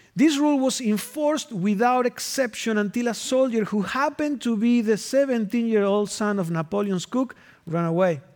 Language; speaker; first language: English; non-native, fluent; Spanish